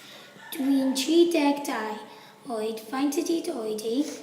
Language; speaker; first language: Welsh; non-native, learner; English